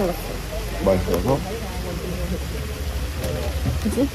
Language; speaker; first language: Korean; native; Korean